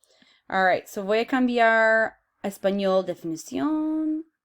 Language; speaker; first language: Spanish; non-native, fluent; English